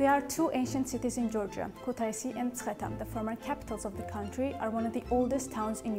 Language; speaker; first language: English; non-native, learner; Georgian